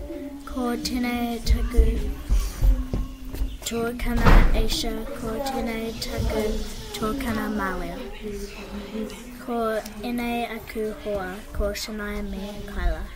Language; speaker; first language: Māori; non-native, local second language; English